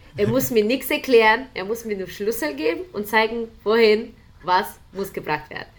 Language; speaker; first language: German; non-native, fluent; Ukrainian